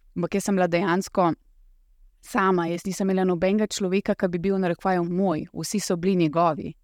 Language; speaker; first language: Slovenian; early bilingual, other home language; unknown